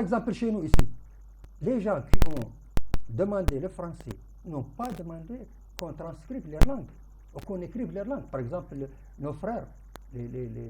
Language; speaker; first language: French; non-native, local second language; Arabic